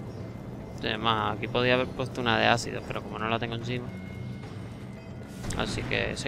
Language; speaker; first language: Spanish; native; Spanish